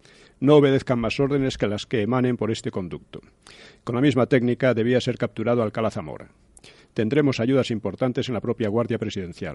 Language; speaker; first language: Spanish; native; Spanish